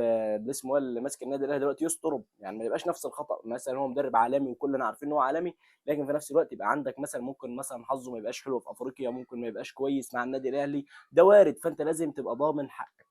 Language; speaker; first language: Arabic; native; Arabic